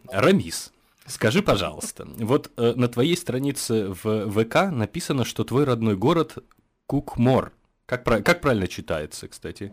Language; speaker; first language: Russian; native; Russian